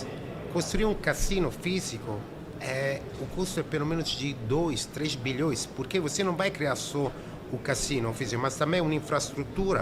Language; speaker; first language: Portuguese; non-native, fluent; Italian